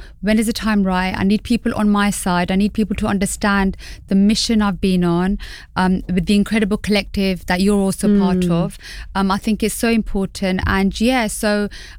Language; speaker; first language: English; native; English